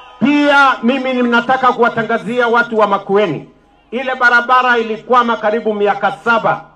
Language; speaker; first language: Swahili; non-native, local second language; Kalenjin